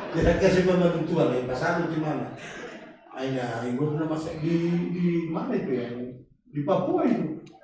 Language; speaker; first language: Indonesian; non-native, local second language; Batak Toba